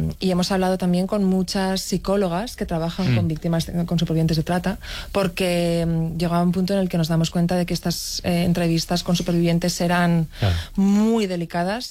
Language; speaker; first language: Spanish; native; Spanish